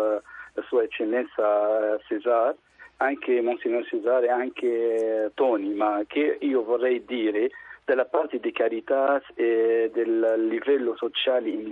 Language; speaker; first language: Italian; non-native, fluent; Arabic